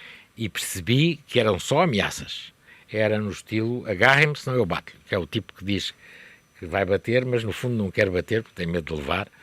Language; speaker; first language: Portuguese; native; Portuguese